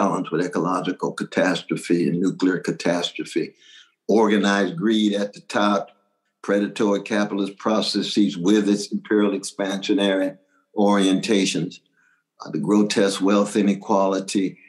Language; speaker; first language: English; native; English